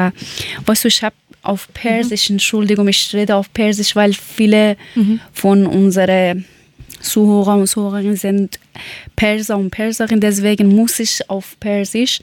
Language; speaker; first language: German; non-native, learner; Persian